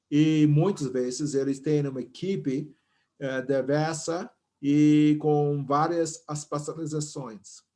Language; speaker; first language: Portuguese; non-native, fluent; English